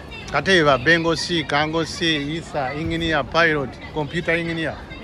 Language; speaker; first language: English; non-native, local second language; Ganda